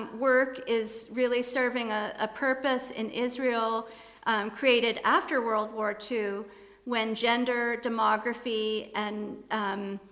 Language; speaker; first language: English; native; English